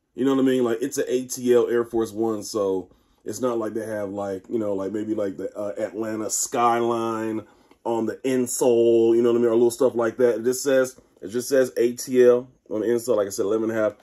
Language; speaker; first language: English; native; English